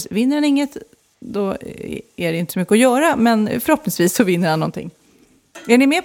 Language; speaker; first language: Swedish; native; Swedish